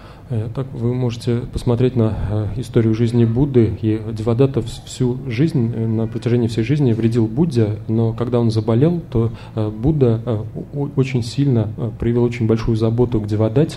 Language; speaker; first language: Russian; native; Russian